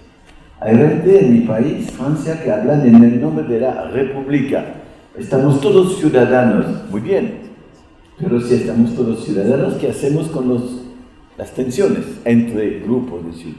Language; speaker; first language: Spanish; non-native, fluent; French